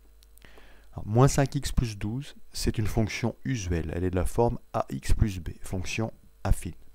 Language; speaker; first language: French; native; French